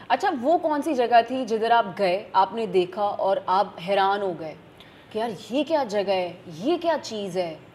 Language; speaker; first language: Urdu; native; Urdu